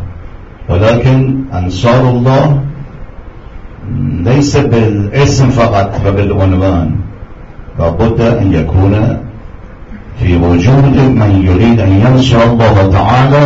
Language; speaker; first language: Arabic; non-native, fluent; Persian